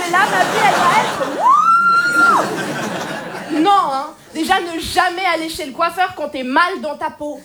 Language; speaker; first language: French; native; French